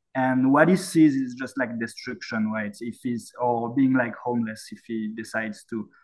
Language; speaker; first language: English; non-native, fluent; French